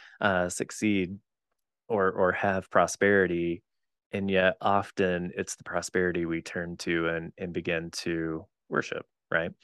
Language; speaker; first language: English; native; English